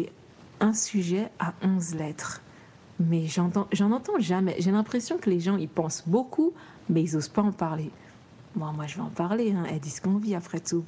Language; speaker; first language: French; native; French